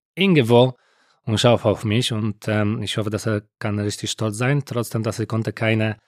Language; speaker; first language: German; non-native, learner; Polish